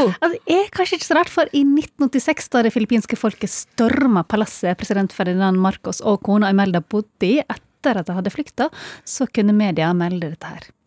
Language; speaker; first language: Norwegian; early bilingual, other home language; Filipino